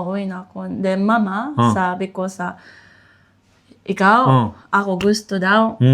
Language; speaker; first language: Filipino; non-native, learner; Japanese